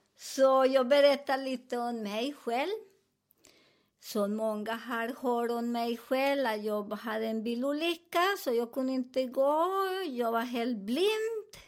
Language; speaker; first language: Swedish; non-native, learner; Spanish